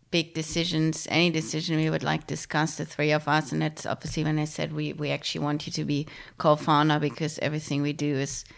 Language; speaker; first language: English; non-native, fluent; German